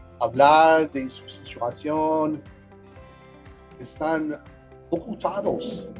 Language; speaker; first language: Spanish; early bilingual, heritage; English